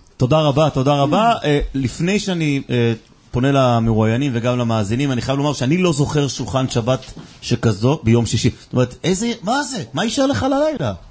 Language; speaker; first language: Hebrew; native; Hebrew